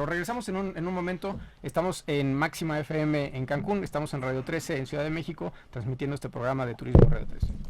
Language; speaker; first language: Spanish; native; Spanish